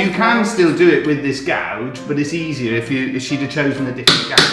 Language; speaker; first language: English; native; English